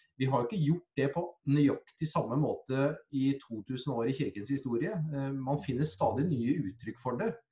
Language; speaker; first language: Norwegian; native; Norwegian